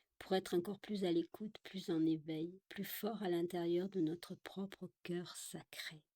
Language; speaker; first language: French; native; French